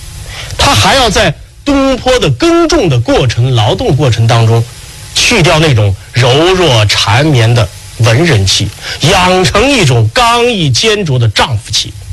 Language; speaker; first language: Chinese; native; Chinese